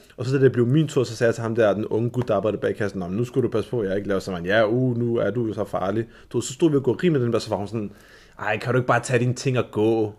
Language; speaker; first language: Danish; early bilingual, other home language; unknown